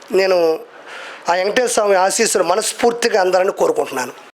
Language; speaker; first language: Telugu; native; Telugu